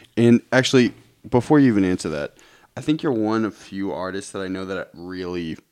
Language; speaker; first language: English; native; English